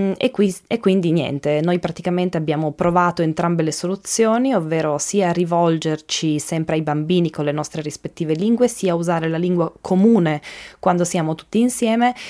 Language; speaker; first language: Italian; native; Italian